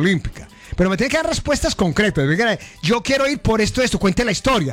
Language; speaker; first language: Spanish; native; Spanish